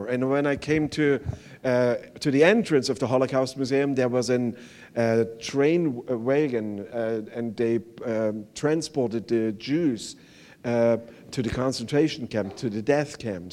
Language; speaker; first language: English; non-native, fluent; German